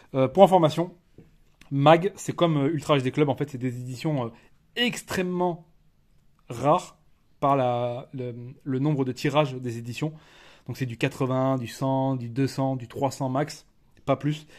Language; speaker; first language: French; native; French